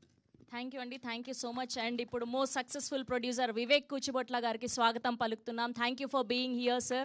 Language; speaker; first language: Telugu; native; Telugu